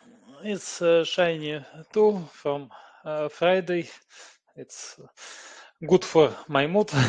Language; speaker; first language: English; non-native, learner; Russian